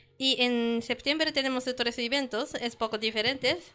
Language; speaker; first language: Spanish; non-native, learner; Japanese